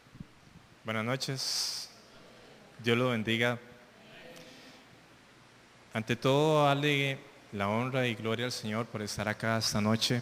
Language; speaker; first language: Spanish; native; Spanish